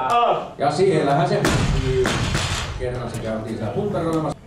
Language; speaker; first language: Finnish; native; Finnish